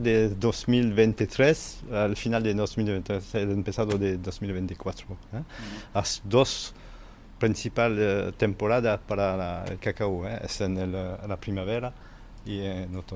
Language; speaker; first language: Spanish; non-native, fluent; French